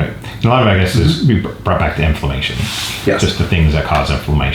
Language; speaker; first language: English; native; English